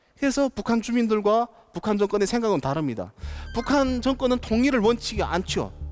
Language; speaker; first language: Korean; native; Korean